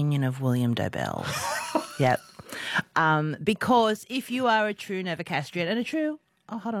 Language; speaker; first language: English; native; English